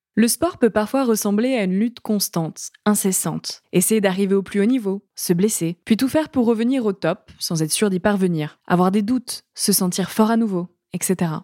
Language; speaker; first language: French; native; French